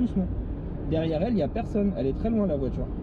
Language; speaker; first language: French; native; French